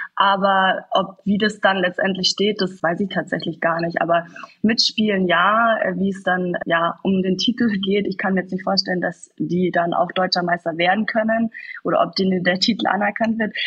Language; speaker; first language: German; native; German